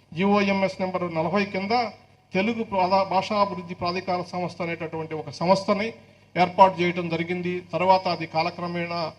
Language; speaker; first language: Telugu; native; Telugu